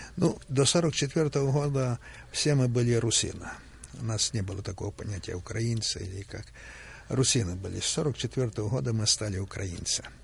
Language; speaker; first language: Russian; non-native, local second language; Ukrainian